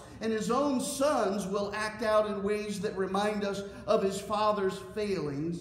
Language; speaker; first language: English; native; English